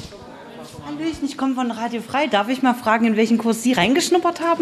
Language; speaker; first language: German; native; German